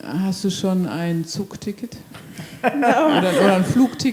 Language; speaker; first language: German; native; German